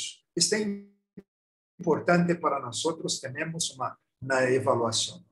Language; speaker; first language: Spanish; non-native, learner; Portuguese